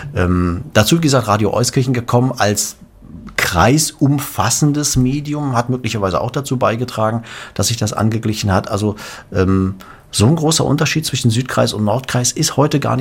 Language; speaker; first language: German; native; German